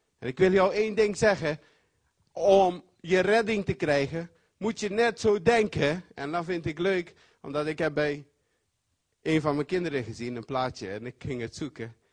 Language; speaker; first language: Dutch; non-native, fluent; Papiamento